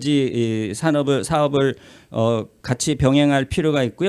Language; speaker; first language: Korean; native; Korean